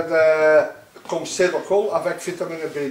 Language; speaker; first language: French; non-native, local second language; Dutch